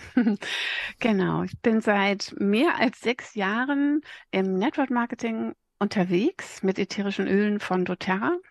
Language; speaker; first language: German; native; German